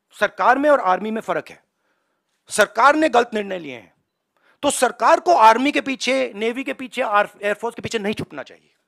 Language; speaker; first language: Hindi; native; Hindi